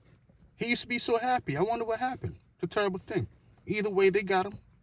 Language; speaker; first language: English; native; English